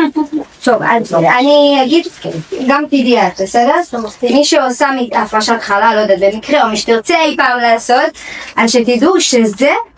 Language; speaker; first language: Hebrew; native; Hebrew